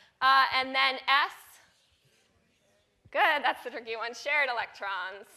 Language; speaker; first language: English; native; English